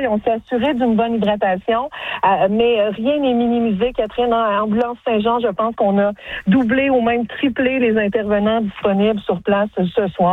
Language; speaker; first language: French; native; French